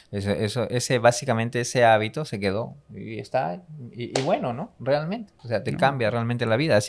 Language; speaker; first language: Spanish; native; Spanish